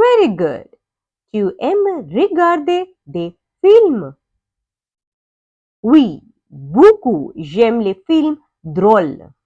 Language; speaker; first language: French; non-native, fluent; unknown